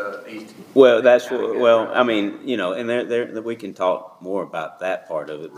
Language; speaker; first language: English; native; English